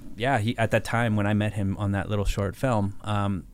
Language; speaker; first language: English; native; English